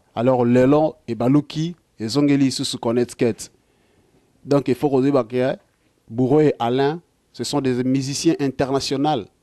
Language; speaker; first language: French; non-native, local second language; Lingala